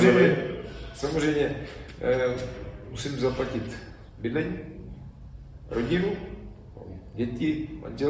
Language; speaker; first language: Czech; native; Czech